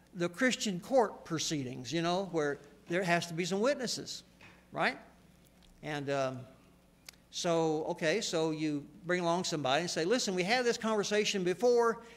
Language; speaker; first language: English; native; English